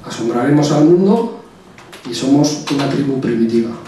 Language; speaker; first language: Spanish; non-native, local second language; Basque